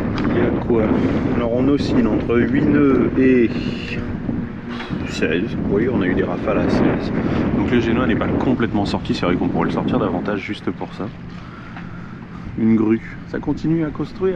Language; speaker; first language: French; native; French